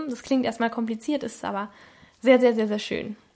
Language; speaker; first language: German; native; German